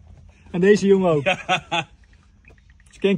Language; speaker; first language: Dutch; native; Dutch